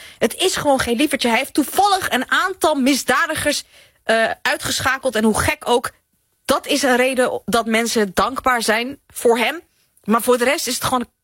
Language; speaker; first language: Dutch; early bilingual, other home language; Persian